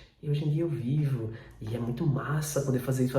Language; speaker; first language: Portuguese; native; Portuguese